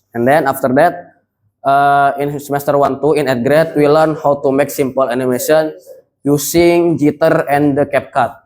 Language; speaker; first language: English; non-native, learner; Indonesian